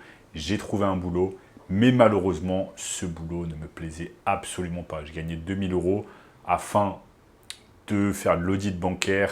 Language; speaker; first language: French; native; French